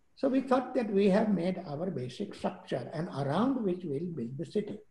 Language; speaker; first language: English; non-native, local second language; Gujarati